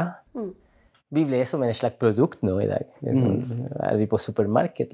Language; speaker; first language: Norwegian; non-native, fluent; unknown